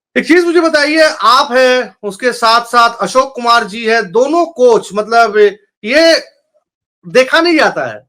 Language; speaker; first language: Hindi; non-native, local second language; Bangla